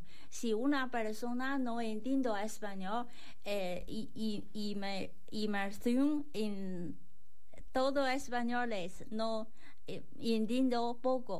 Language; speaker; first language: Spanish; non-native, learner; Chinese